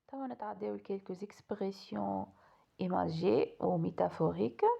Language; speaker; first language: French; non-native, local second language; Arabic